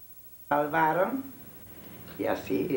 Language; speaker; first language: Spanish; non-native, fluent; Hungarian